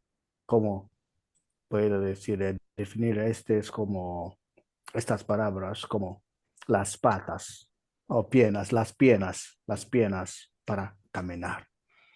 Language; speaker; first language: Spanish; non-native, learner; Igbo